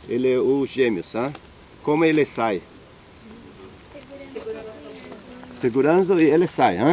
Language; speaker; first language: Portuguese; non-native, learner; Hebrew